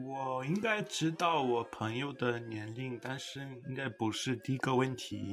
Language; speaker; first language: Chinese; early bilingual, heritage; Chinese